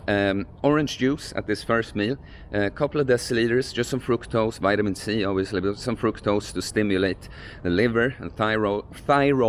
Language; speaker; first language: English; non-native, fluent; Swedish